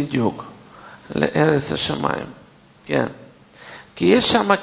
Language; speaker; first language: Hebrew; non-native, fluent; Russian